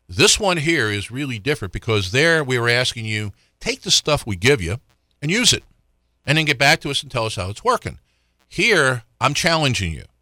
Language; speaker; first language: English; native; English